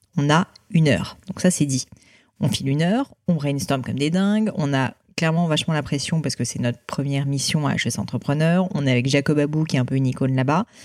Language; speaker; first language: French; native; French